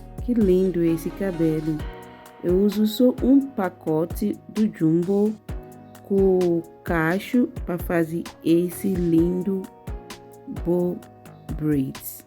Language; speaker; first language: Portuguese; non-native, learner; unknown